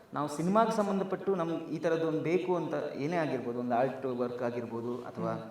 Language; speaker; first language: Kannada; native; Kannada